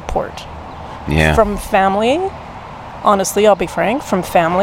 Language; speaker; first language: English; native; English